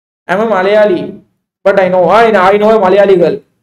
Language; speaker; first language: English; non-native, local second language; Tamil